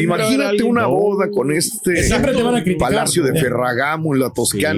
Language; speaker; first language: Spanish; native; Spanish